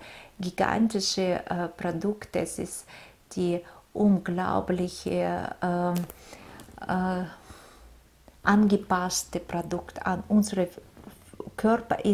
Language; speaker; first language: German; non-native, fluent; Russian